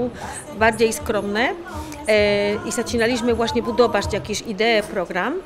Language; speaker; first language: Polish; non-native, fluent; Spanish